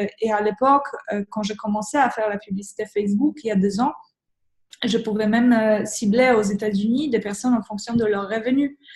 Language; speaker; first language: French; non-native, fluent; Polish